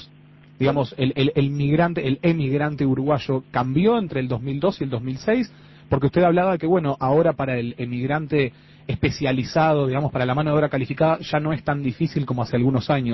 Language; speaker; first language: Spanish; native; Spanish